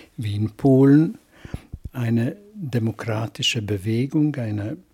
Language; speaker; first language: German; non-native, fluent; Hungarian